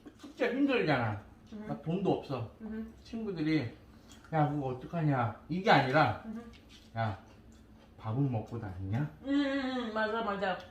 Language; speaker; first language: Korean; non-native, learner; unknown